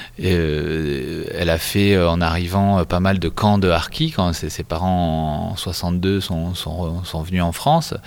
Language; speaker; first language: French; native; French